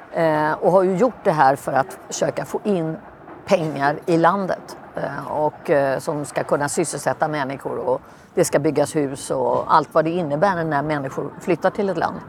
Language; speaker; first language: Swedish; native; Swedish